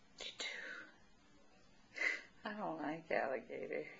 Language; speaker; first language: English; native; English